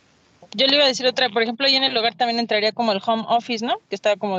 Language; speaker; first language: Spanish; native; Spanish